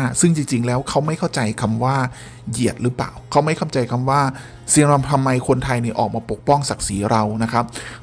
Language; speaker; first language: Thai; native; Thai